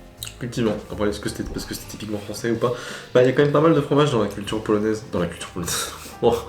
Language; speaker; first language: French; native; French